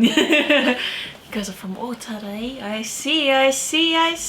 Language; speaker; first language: English; native; English